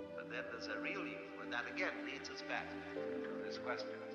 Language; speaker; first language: English; native; English